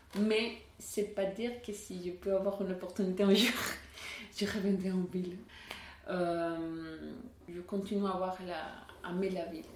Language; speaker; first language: French; non-native, learner; Spanish